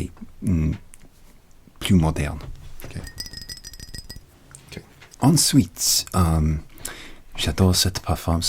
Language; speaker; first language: French; non-native, learner; English